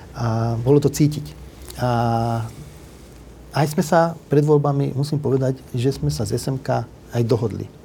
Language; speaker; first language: Slovak; non-native, local second language; Hungarian